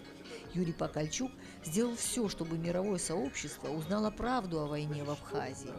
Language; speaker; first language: Russian; native; Russian